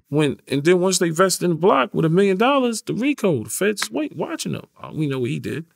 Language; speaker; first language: English; native; English